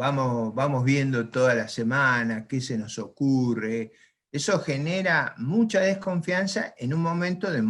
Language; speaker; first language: Spanish; native; Spanish